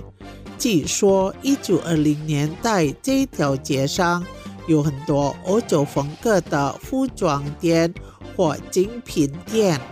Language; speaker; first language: Chinese; non-native, fluent; Indonesian